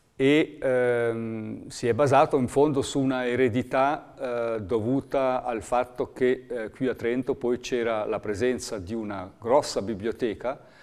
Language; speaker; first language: Italian; native; Italian